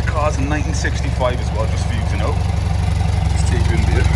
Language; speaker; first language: English; native; English